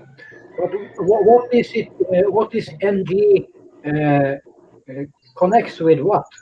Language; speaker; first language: English; non-native, fluent; Norwegian